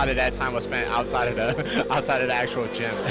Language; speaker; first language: English; native; English